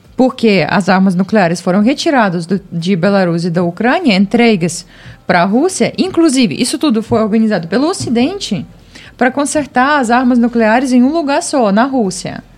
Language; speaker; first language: Portuguese; non-native, fluent; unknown